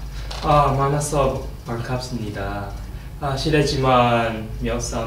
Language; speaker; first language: Korean; non-native, learner; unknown